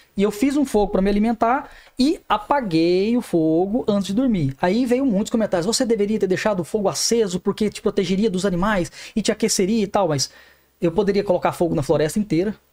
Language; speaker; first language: Portuguese; native; Portuguese